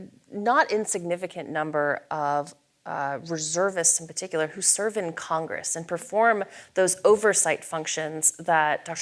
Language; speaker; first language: English; native; English